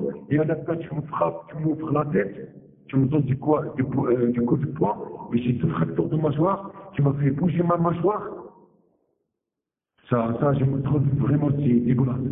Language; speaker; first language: French; non-native, fluent; Arabic